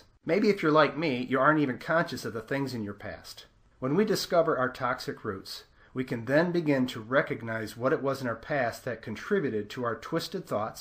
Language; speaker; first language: English; native; English